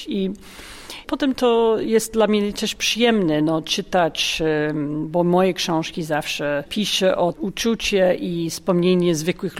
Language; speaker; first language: Polish; non-native, fluent; English